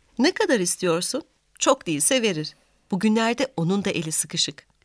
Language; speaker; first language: Turkish; native; Turkish